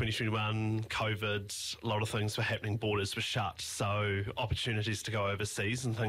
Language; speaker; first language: English; native; English